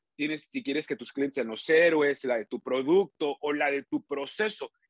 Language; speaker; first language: Spanish; native; Spanish